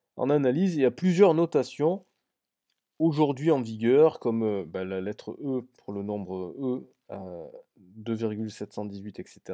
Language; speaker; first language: French; native; French